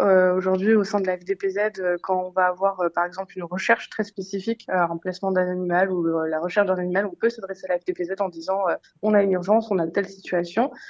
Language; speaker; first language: French; native; French